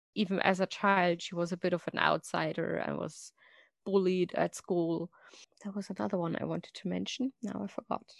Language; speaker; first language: English; non-native, fluent; German